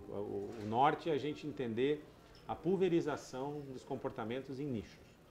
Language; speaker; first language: Portuguese; native; Portuguese